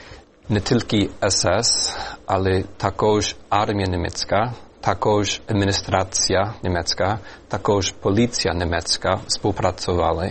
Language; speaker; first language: Ukrainian; non-native, fluent; English